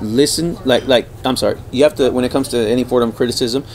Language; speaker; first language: English; native; English